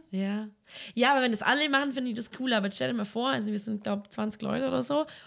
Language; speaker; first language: German; native; German